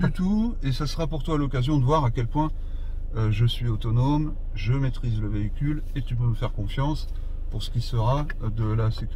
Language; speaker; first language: French; native; French